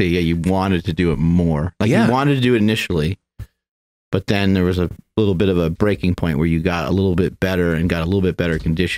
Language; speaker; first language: English; native; English